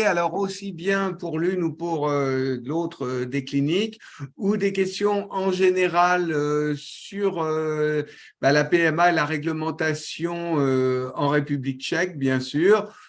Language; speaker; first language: French; native; French